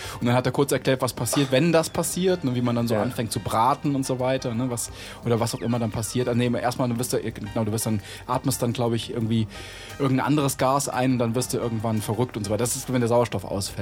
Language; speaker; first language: German; native; German